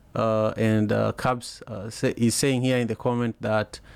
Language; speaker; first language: English; non-native, local second language; Luo (Kenya and Tanzania)